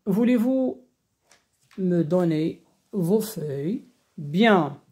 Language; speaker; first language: French; non-native, local second language; Arabic